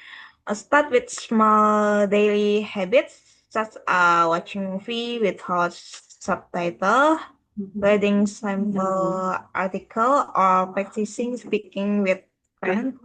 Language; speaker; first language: English; non-native, learner; Indonesian